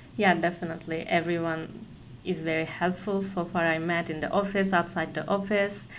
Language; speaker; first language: English; non-native, fluent; Turkish